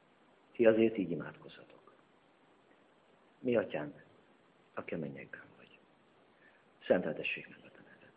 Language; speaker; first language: Hungarian; native; Hungarian